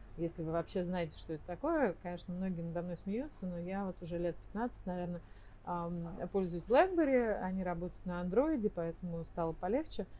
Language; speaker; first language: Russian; native; Russian